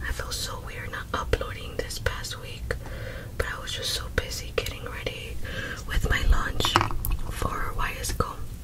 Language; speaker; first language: English; early bilingual, other home language; Spanish